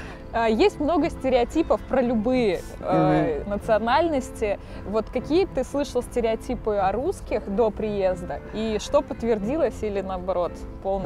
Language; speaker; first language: Russian; native; Russian